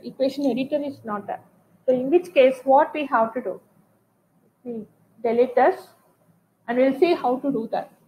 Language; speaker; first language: English; non-native, local second language; Tamil